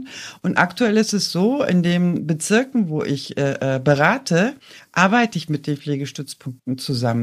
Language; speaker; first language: German; native; German